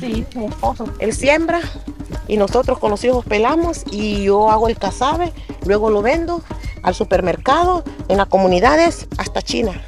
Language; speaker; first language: Spanish; native; Spanish